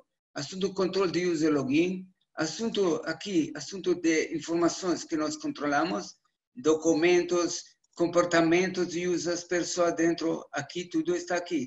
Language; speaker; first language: Portuguese; non-native, learner; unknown